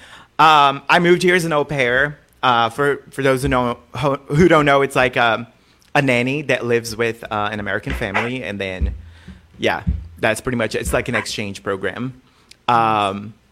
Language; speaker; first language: English; non-native, fluent; Portuguese